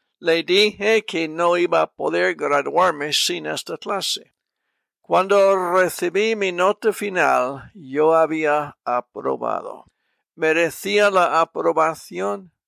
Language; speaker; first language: Spanish; non-native, fluent; English